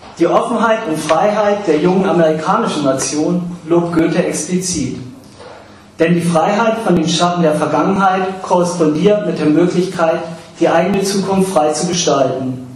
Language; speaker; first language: German; early bilingual, other home language; English